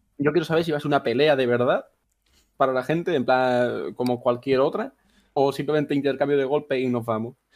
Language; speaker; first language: Spanish; native; Spanish